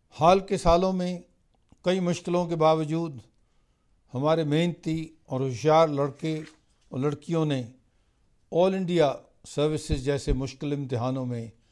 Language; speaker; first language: Hindi; non-native, local second language; Punjabi